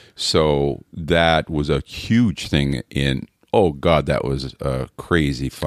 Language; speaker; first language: English; native; English